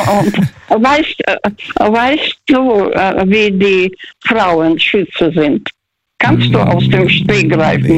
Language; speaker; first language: German; non-native, learner; Russian